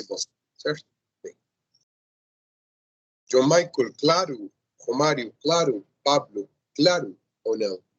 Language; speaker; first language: Portuguese; non-native, fluent; Spanish